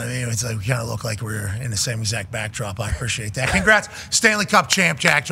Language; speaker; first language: English; native; English